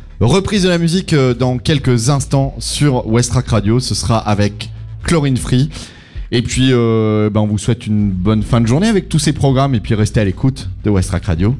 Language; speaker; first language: French; native; French